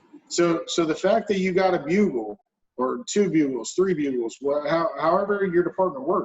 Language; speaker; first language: English; native; English